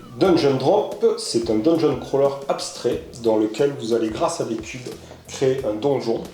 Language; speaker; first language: French; native; French